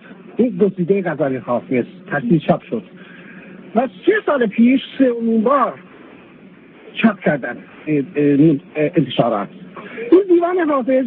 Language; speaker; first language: Persian; non-native, fluent; Chinese